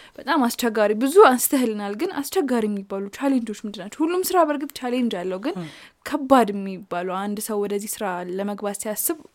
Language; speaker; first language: Amharic; native; Amharic